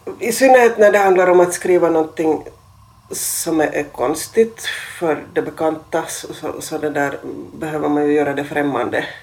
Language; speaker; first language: Swedish; native; Swedish